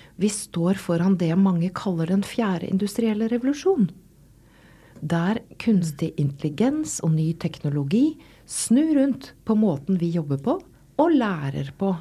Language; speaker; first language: Norwegian; native; Norwegian